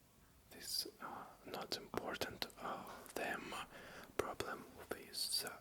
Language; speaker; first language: English; non-native, learner; Russian